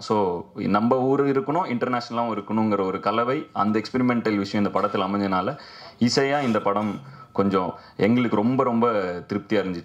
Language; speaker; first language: Tamil; native; Tamil